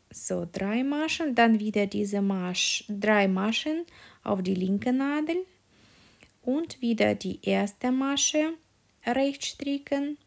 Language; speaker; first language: German; non-native, fluent; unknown